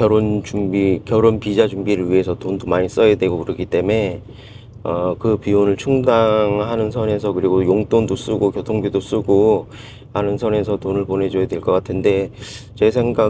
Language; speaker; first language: Korean; native; Korean